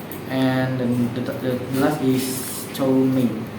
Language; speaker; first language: English; non-native, learner; Indonesian